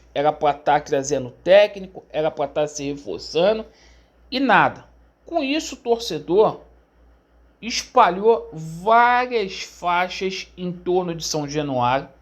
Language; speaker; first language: Portuguese; native; Portuguese